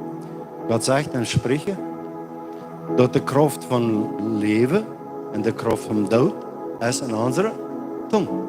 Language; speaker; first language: German; non-native, learner; Plautdietsch